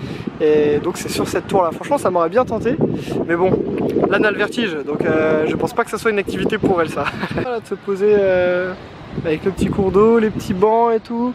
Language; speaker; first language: French; native; French